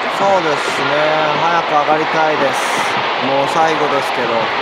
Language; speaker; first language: Japanese; non-native, fluent; Korean